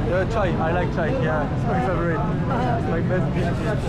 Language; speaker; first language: English; non-native, learner; French